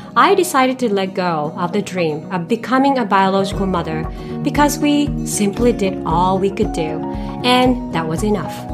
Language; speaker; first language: English; non-native, fluent; Japanese